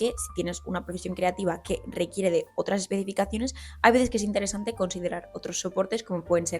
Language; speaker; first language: Spanish; native; Spanish